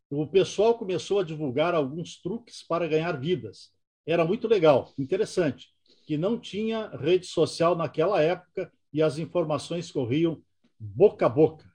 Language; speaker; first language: Portuguese; native; Portuguese